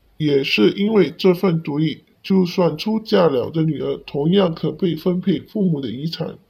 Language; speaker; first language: Chinese; non-native, local second language; Cantonese